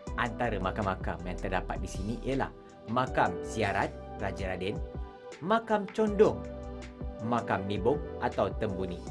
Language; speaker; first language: Malay; native; Malay